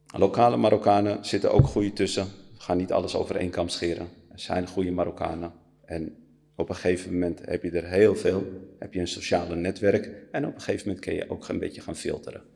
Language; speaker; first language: Dutch; early bilingual, other home language; Riffian